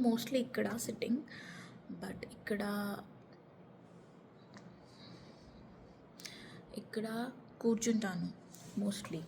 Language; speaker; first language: Telugu; non-native, learner; Marathi